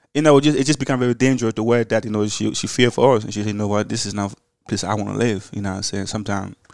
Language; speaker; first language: English; early bilingual, other home language; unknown